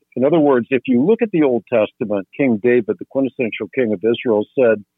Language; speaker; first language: English; non-native, fluent; Dutch